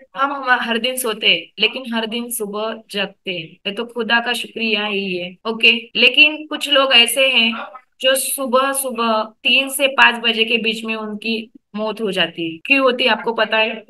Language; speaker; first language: Hindi; non-native, local second language; Marathi